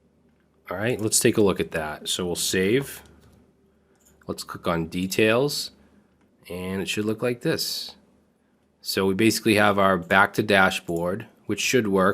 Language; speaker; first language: English; native; English